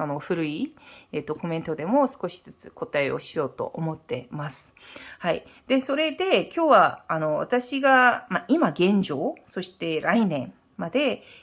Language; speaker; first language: Japanese; non-native, fluent; Korean